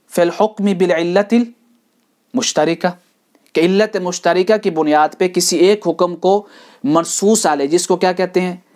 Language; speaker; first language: Urdu; non-native, local second language; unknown